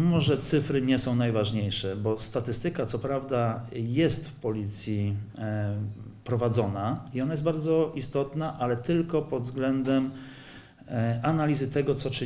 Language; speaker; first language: Polish; native; Polish